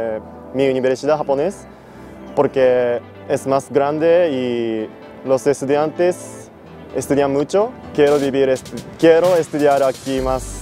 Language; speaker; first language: Spanish; non-native, learner; Japanese